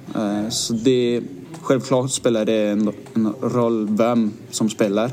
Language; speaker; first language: Swedish; non-native, fluent; Danish